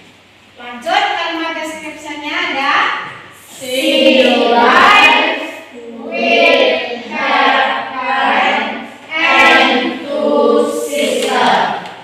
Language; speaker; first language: English; non-native, learner; Indonesian